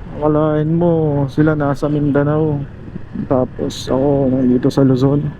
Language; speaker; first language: Filipino; non-native, local second language; Cebuano